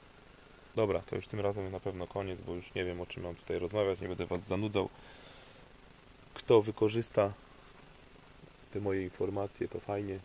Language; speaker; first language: Polish; native; Polish